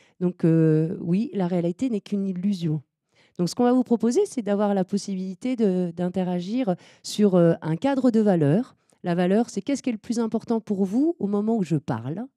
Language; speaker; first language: French; native; French